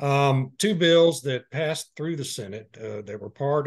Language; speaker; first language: English; native; English